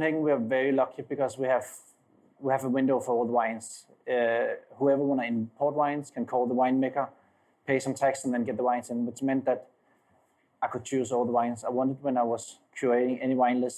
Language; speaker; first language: English; non-native, fluent; Danish